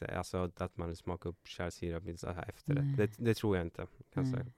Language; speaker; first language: Swedish; native; Swedish